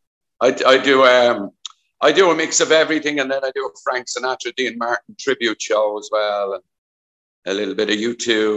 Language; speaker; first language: English; native; English